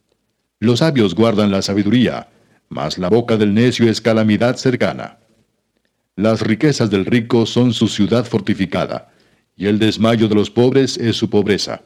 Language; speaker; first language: Spanish; native; Spanish